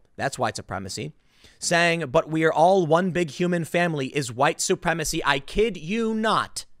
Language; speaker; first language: English; native; English